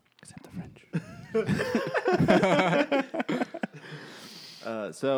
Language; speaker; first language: English; native; English